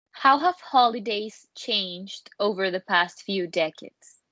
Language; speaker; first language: English; non-native, learner; Spanish